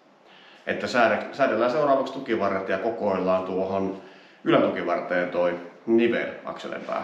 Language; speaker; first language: Finnish; native; Finnish